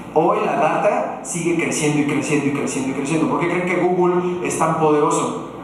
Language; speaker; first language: Spanish; native; Spanish